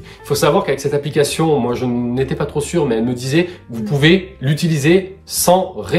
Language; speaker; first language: French; native; French